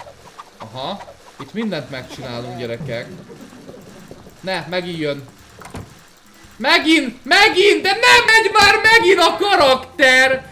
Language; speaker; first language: Hungarian; native; Hungarian